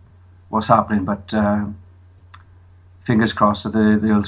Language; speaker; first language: English; native; English